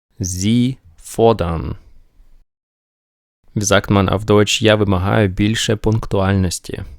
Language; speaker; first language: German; non-native, fluent; Ukrainian